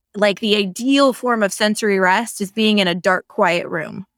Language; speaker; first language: English; native; English